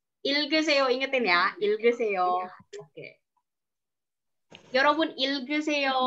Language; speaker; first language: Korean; non-native, fluent; Indonesian